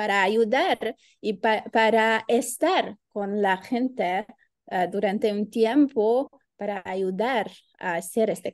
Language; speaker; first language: Spanish; non-native, learner; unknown